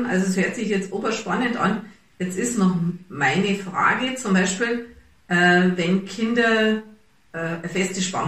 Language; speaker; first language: German; native; German